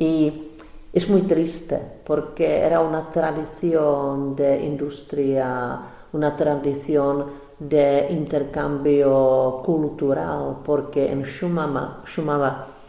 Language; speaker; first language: Spanish; non-native, fluent; Czech